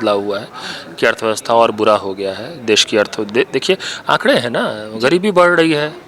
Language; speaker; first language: Hindi; native; Hindi